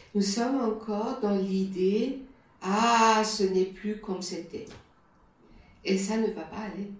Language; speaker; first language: French; non-native, fluent; German